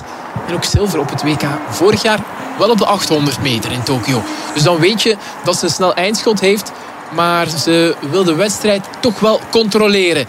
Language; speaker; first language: Dutch; native; Dutch